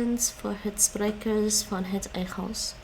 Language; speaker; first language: Dutch; non-native, learner; English